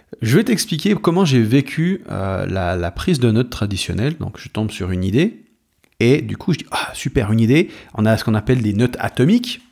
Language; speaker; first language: French; native; French